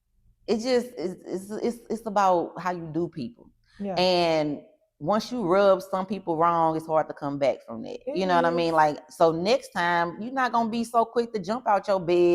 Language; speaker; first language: English; native; English